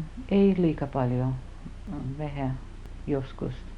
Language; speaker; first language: Finnish; early bilingual, heritage; Finnish